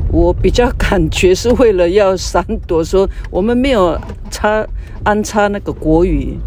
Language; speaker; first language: Chinese; non-native, local second language; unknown